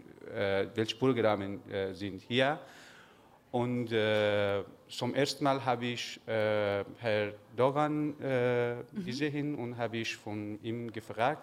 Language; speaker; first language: German; non-native, learner; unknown